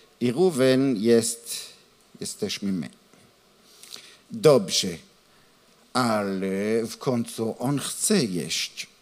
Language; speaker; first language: Polish; non-native, learner; Hebrew